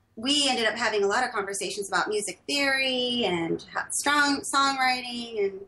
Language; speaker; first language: English; native; English